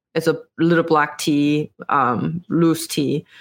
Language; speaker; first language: English; non-native, fluent; Korean